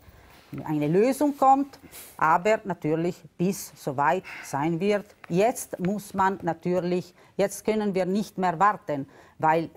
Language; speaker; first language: German; non-native, local second language; Italian